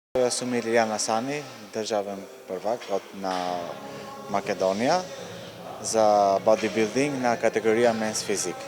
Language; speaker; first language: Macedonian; non-native, local second language; Albanian